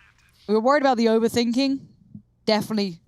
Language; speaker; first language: English; native; English